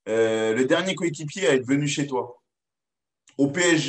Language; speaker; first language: French; native; French